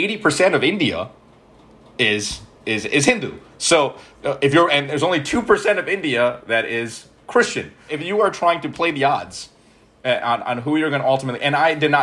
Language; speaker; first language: English; early bilingual, other home language; Malayalam